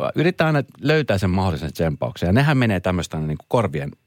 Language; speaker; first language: Finnish; early bilingual, other home language; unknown